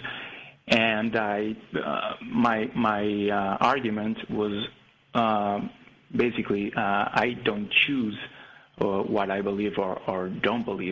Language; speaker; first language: English; non-native, fluent; Portuguese